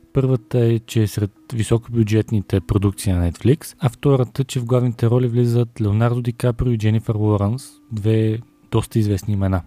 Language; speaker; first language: Bulgarian; native; Bulgarian